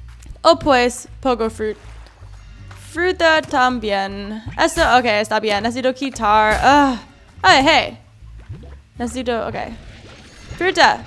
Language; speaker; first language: Spanish; non-native, learner; English